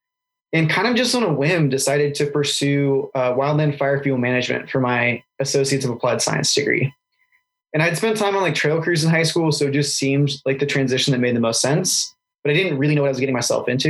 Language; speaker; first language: English; native; English